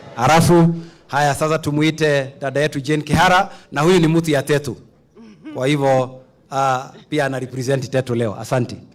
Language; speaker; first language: Swahili; non-native, local second language; Kikuyu